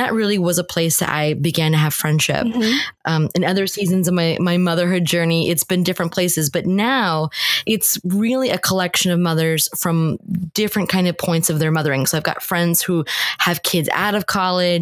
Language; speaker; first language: English; native; English